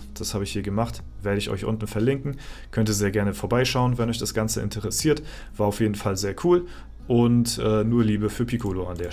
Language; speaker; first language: German; native; German